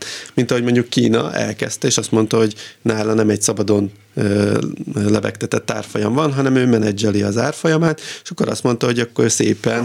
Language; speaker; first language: Hungarian; native; Hungarian